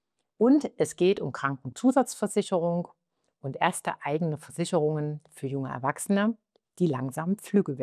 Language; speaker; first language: German; native; German